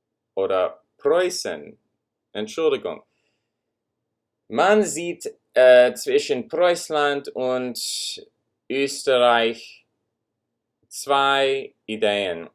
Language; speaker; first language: German; non-native, learner; English